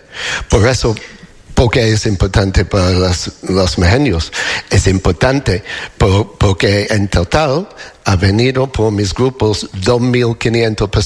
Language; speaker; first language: Spanish; non-native, learner; English